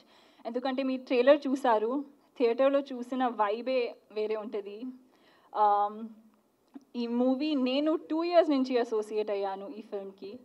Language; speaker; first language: Telugu; non-native, learner; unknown